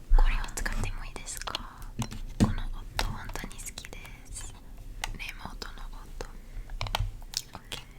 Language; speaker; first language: Japanese; non-native, learner; English